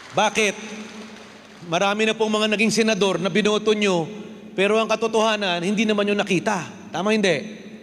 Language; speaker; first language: Filipino; non-native, local second language; Bikol